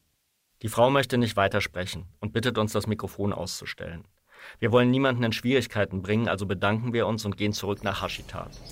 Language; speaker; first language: German; native; German